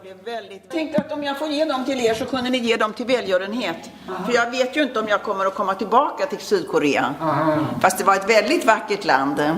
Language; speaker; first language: Swedish; native; Swedish